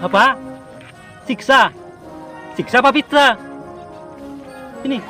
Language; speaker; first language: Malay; non-native, local second language; Buginese